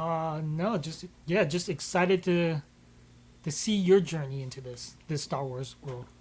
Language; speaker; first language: English; native; English